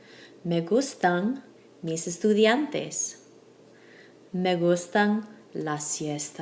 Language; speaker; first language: Spanish; non-native, fluent; English